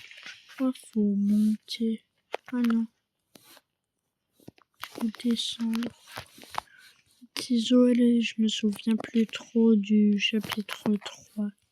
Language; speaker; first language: French; native; French